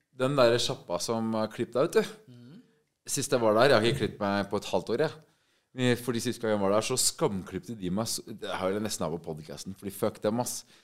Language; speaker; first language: Norwegian; native; Norwegian